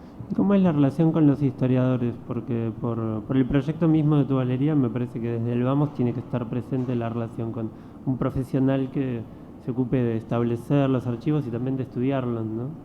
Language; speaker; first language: Spanish; native; Spanish